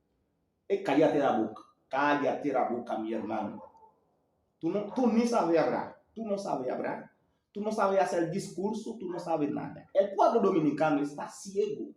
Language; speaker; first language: Spanish; non-native, learner; Haitian Creole